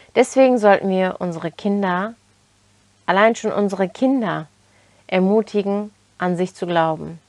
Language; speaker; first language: German; early bilingual, other home language; Turkish